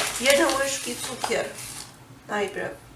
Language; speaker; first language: Polish; non-native, learner; Chinese